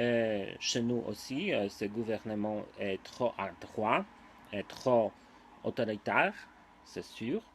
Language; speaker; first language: French; non-native, learner; Polish